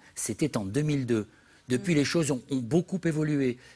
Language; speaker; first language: French; native; French